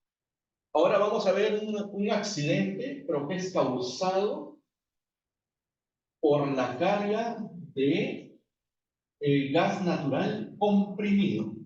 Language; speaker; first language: Spanish; native; Spanish